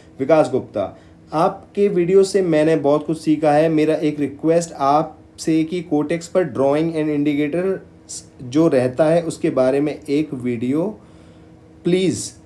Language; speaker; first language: Hindi; native; Hindi